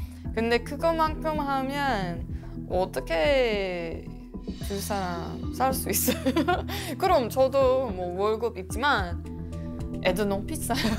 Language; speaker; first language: Korean; non-native, learner; English